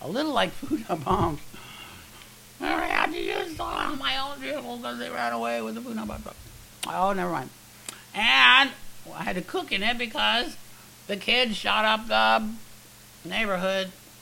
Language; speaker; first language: English; native; English